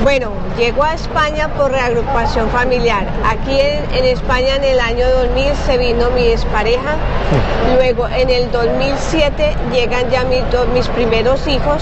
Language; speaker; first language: Spanish; native; Spanish